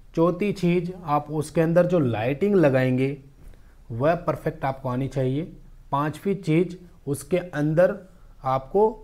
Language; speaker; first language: Hindi; native; Hindi